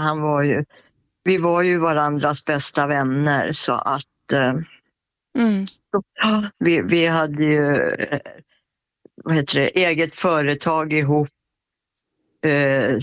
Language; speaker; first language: Swedish; native; Swedish